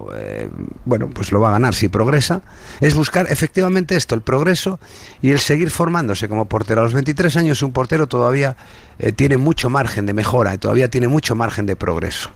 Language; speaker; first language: Spanish; native; Spanish